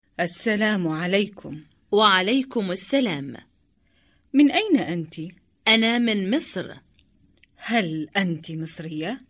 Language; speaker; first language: Arabic; non-native, learner; Indonesian